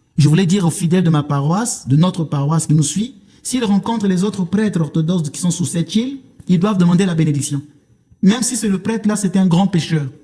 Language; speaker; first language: French; non-native, local second language; Lingala